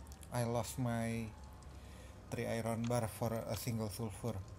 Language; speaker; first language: English; non-native, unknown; Indonesian